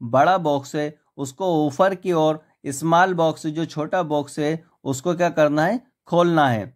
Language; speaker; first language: Hindi; native; Hindi